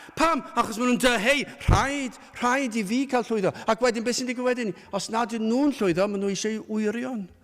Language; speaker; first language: Welsh; native; Welsh